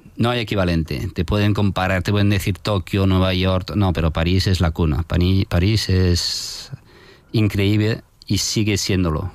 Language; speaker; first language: Spanish; non-native, fluent; French